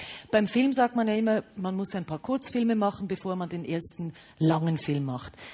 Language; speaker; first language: German; native; German